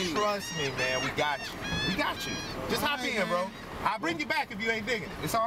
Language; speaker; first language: English; native; English